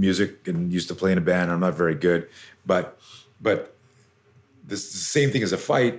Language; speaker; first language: English; native; English